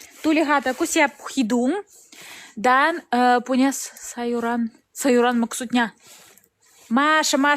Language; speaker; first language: Indonesian; non-native, learner; Russian